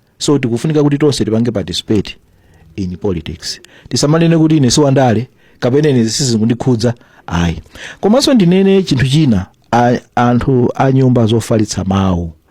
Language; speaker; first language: Nyanja; native; Nyanja